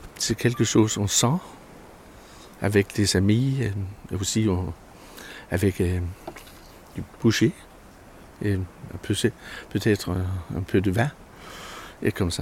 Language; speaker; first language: French; non-native, learner; Danish